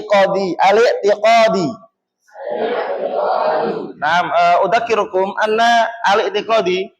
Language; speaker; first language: Arabic; non-native, learner; Indonesian